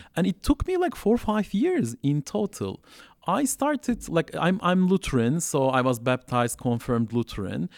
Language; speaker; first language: English; non-native, fluent; Turkish